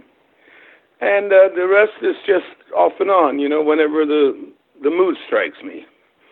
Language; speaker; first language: English; early bilingual, other home language; German